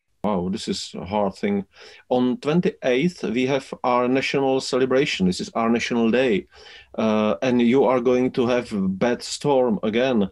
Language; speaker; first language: English; non-native, learner; Czech